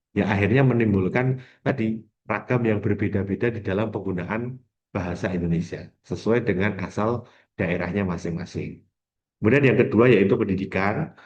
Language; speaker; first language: Indonesian; non-native, local second language; Javanese